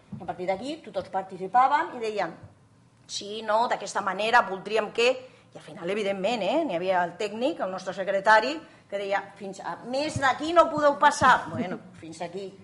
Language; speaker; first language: Catalan; native; Catalan